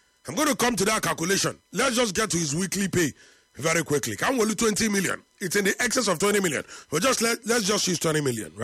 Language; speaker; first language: English; non-native, local second language; Igbo